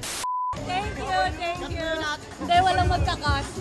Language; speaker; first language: Filipino; native; Filipino